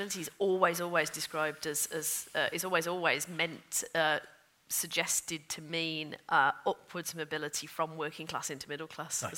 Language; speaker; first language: English; native; English